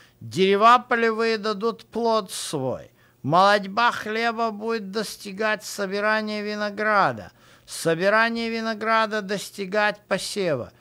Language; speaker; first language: Russian; native; Russian